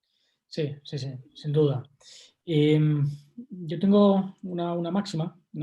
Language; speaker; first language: Spanish; native; Spanish